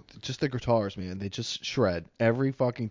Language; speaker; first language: English; native; English